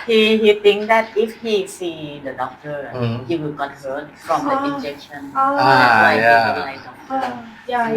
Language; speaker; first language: English; non-native, fluent; Thai